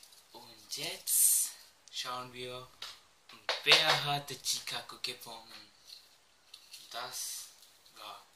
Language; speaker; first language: German; early bilingual, other home language; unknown